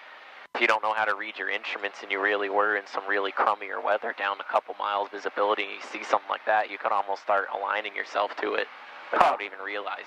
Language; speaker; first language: English; native; English